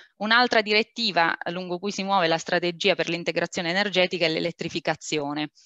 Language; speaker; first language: Italian; native; Italian